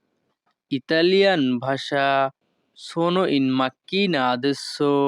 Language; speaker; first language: Italian; non-native, learner; Bangla